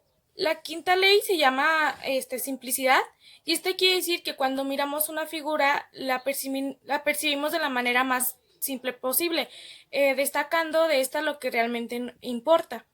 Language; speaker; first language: Spanish; native; Spanish